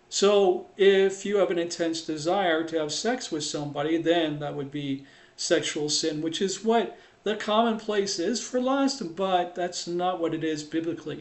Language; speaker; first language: English; native; English